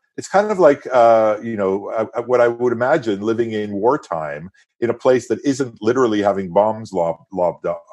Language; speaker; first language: English; non-native, fluent; French